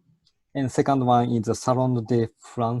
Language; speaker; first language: English; non-native, fluent; Japanese